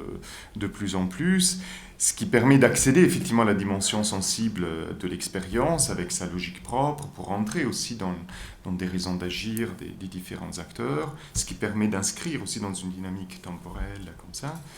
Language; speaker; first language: French; native; French